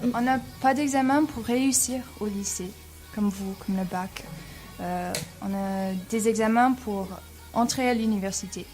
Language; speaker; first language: French; non-native, learner; English